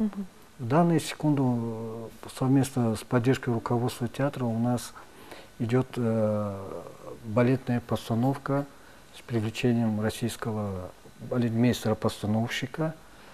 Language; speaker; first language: Russian; non-native, local second language; Tajik